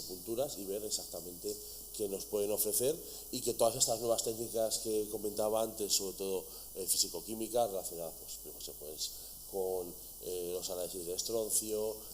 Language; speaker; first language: Spanish; native; Spanish